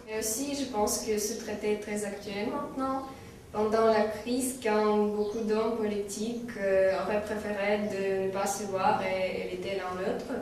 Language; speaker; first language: French; non-native, fluent; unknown